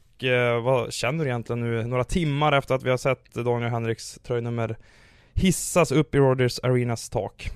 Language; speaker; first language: Swedish; native; Swedish